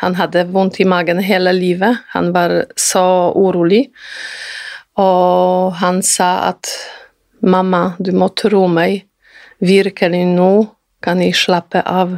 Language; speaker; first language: Norwegian; non-native, fluent; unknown